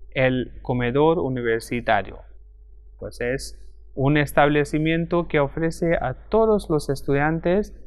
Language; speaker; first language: Spanish; non-native, fluent; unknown